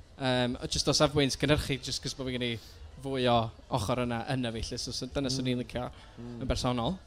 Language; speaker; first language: Welsh; native; Welsh